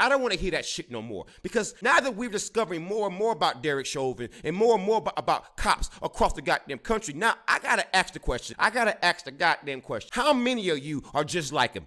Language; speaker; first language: English; native; English